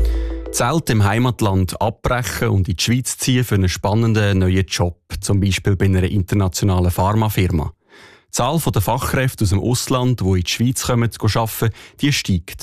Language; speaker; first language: German; native; German